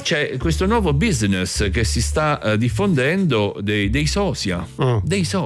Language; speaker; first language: Italian; native; Italian